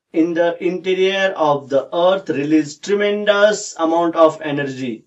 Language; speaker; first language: English; non-native, local second language; Marathi